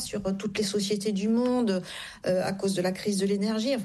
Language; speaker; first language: French; native; French